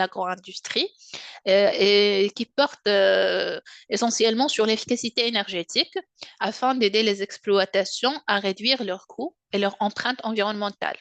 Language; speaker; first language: French; non-native, local second language; Arabic